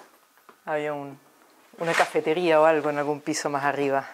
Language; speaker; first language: Spanish; native; Spanish